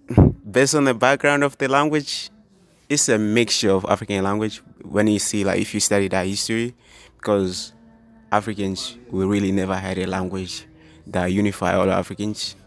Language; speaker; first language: English; non-native, local second language; Swahili